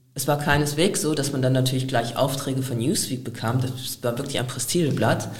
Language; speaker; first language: German; native; German